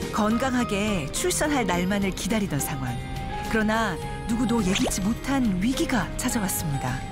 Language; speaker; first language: Korean; native; Korean